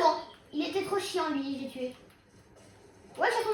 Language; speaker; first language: French; native; French